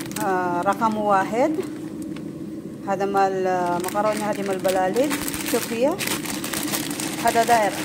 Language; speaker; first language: Arabic; non-native, learner; Filipino